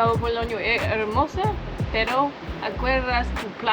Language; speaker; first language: Spanish; non-native, learner; English